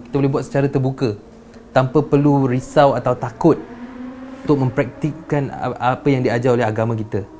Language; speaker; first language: Malay; non-native, local second language; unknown